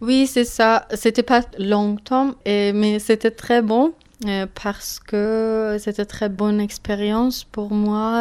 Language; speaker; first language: French; non-native, learner; Persian